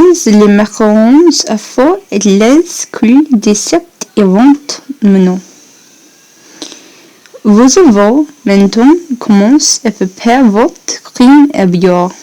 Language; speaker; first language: French; non-native, learner; English